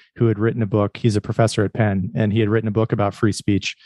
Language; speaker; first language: English; native; English